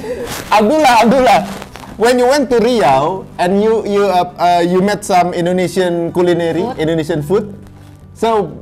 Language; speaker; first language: English; non-native, learner; Indonesian